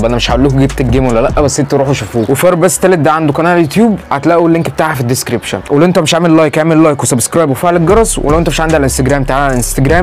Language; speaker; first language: Arabic; native; Arabic